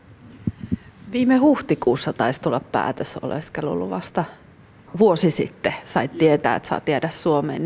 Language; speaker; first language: Finnish; native; Finnish